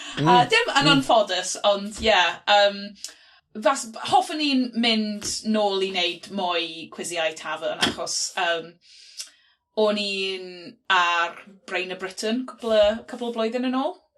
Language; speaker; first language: Welsh; non-native, local second language; English